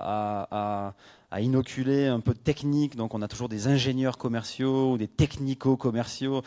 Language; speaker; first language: French; native; French